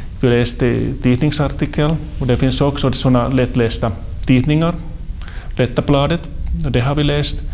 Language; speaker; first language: Swedish; non-native, local second language; Finnish